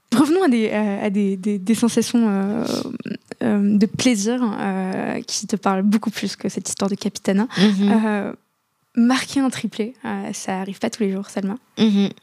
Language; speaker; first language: French; non-native, local second language; Arabic